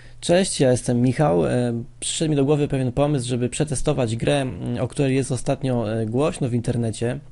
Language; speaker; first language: Polish; native; Polish